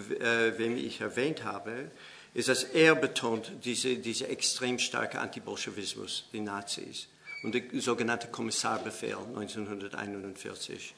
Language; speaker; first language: German; non-native, fluent; English